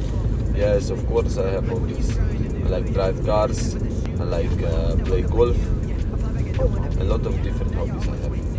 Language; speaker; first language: English; non-native, learner; Russian